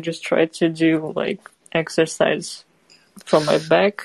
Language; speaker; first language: English; non-native, fluent; Kazakh